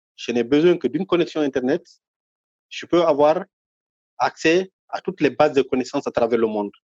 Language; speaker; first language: French; non-native, local second language; Fula